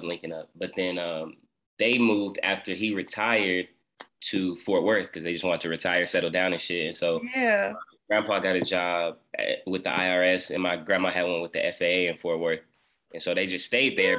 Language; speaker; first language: English; native; English